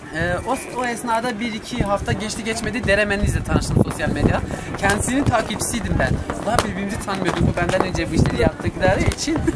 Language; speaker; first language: Turkish; non-native, local second language; Kurdish